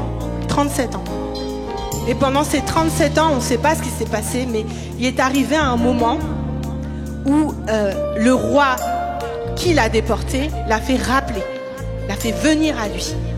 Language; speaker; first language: French; native; French